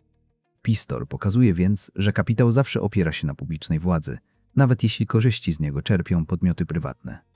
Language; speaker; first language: Polish; native; Polish